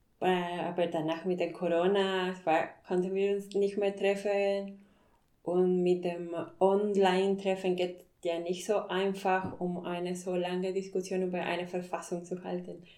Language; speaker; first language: German; non-native, fluent; Spanish